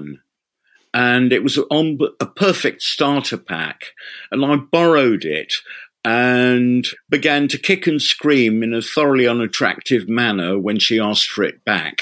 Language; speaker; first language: English; native; English